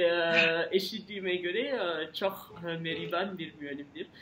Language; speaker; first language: Azerbaijani; non-native, learner; French